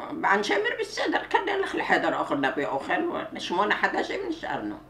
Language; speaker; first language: Hebrew; non-native, learner; Arabic